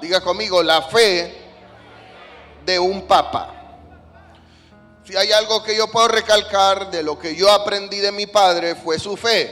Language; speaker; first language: Spanish; native; Spanish